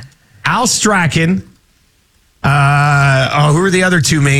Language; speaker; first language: English; native; English